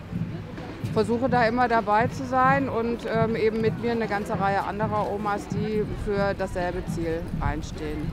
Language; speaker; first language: German; native; German